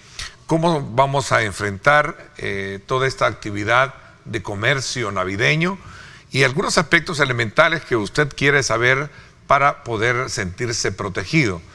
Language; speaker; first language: Spanish; native; Spanish